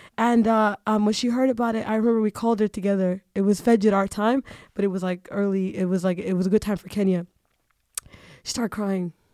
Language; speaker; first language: English; early bilingual, other home language; Somali